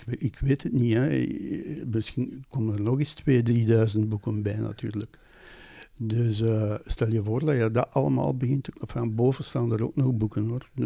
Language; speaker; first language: Dutch; native; Dutch